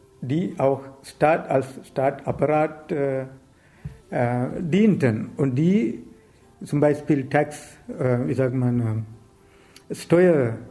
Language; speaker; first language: German; non-native, learner; Sinhala